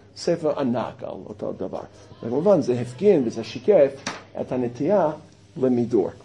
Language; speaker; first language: Hebrew; non-native, fluent; English